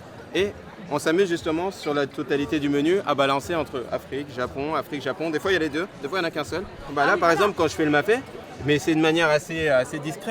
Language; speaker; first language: French; native; French